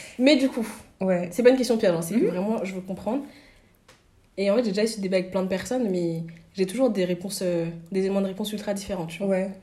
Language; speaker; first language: French; native; French